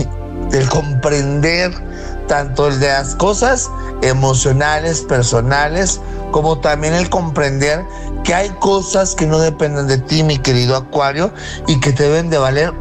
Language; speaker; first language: Spanish; native; Spanish